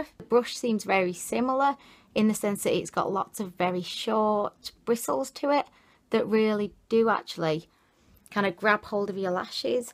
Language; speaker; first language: English; native; English